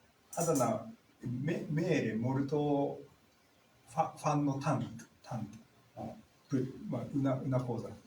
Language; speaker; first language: Italian; non-native, learner; Japanese